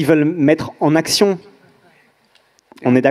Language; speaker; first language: French; native; French